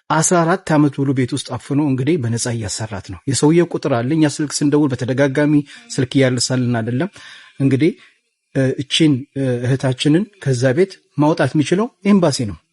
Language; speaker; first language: Amharic; native; Amharic